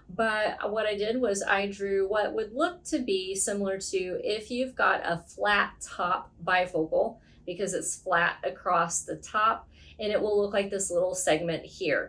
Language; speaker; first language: English; native; English